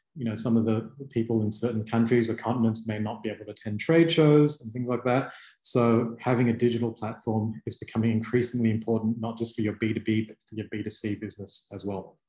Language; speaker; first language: English; native; English